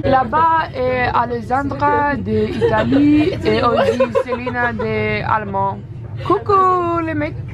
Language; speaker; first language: French; non-native, learner; Swedish